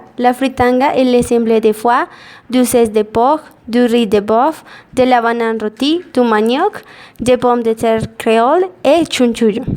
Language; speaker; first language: French; non-native, learner; Spanish